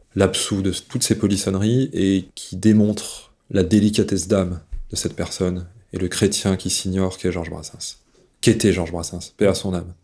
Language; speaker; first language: French; native; French